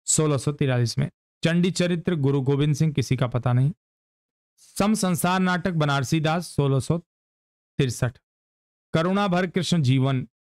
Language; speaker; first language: Hindi; native; Hindi